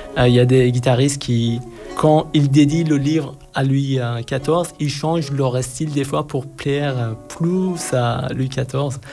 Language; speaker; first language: French; non-native, fluent; Persian